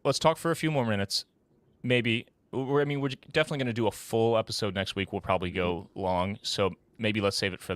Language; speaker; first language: English; native; English